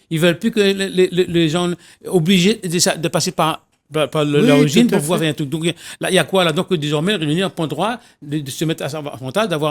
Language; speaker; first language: French; non-native, local second language; Réunion Creole French